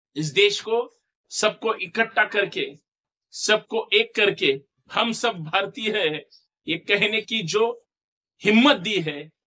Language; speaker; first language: Hindi; non-native, local second language; Marathi